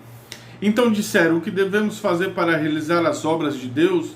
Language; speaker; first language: Portuguese; native; Portuguese